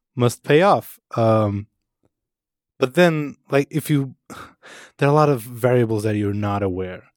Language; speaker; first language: English; non-native, fluent; Portuguese